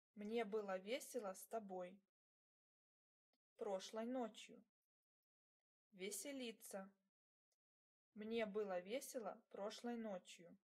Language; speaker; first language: Russian; non-native, learner; English